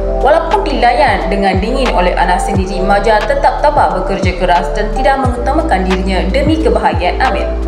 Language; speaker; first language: Malay; non-native, local second language; Tamil